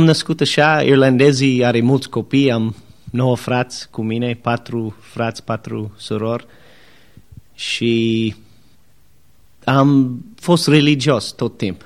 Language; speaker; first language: Romanian; non-native, learner; English